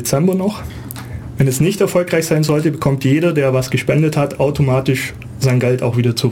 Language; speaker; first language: German; native; German